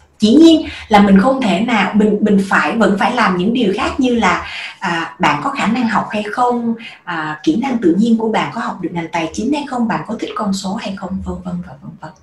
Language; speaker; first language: Vietnamese; native; Vietnamese